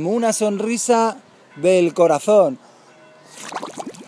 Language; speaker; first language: Spanish; native; Spanish